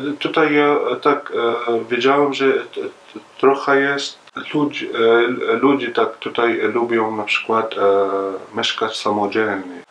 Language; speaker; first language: Polish; non-native, learner; Arabic